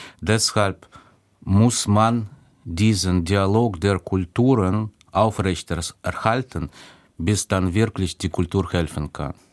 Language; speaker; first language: German; non-native, fluent; Russian